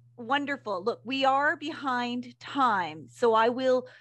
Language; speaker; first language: English; native; English